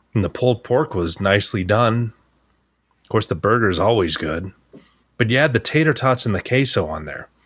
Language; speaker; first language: English; native; English